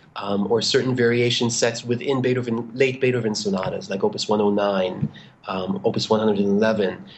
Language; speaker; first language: English; non-native, fluent; Hebrew